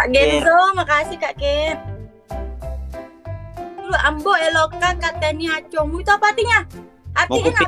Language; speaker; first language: Indonesian; native; Indonesian